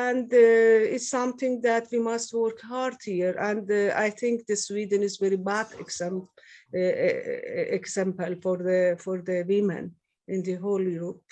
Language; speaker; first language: English; non-native, learner; Persian